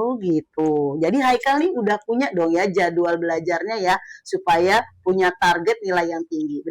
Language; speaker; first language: Indonesian; native; Indonesian